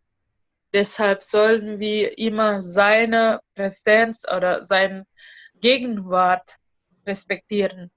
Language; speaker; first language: German; non-native, fluent; Indonesian